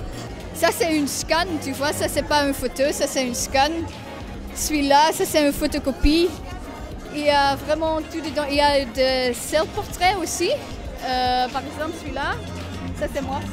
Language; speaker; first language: French; non-native, local second language; Dutch